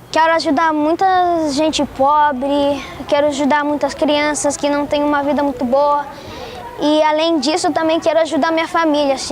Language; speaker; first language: Portuguese; early bilingual, heritage; Portuguese